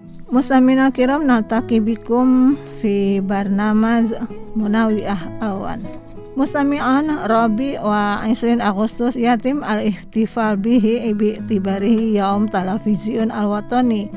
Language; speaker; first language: Arabic; non-native, fluent; Indonesian